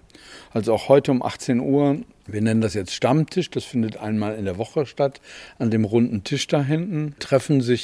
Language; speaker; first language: German; native; German